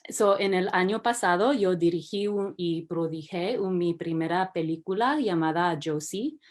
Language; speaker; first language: Spanish; early bilingual, heritage; English